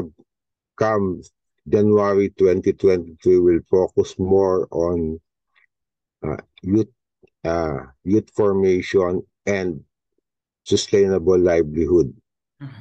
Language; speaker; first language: English; non-native, local second language; Filipino